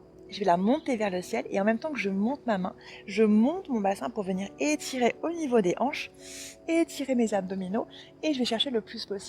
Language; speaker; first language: French; native; French